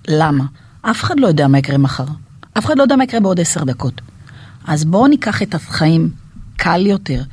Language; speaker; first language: Hebrew; native; Hebrew